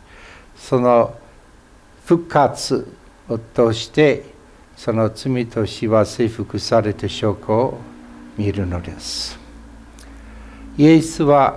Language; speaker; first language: Japanese; non-native, fluent; English